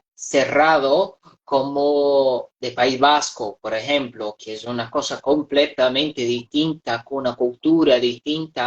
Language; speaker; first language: Spanish; non-native, fluent; Portuguese